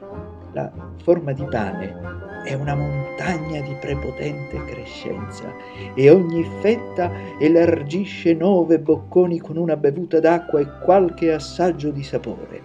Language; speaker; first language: Italian; native; Italian